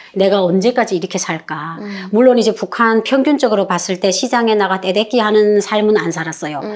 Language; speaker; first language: Korean; native; Korean